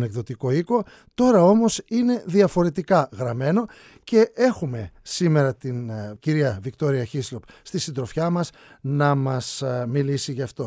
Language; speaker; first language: Greek; native; Greek